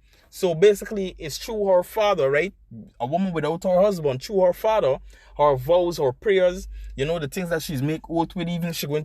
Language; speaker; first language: English; native; English